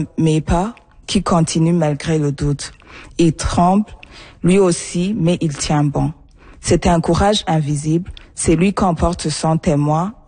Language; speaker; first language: French; non-native, local second language; Rundi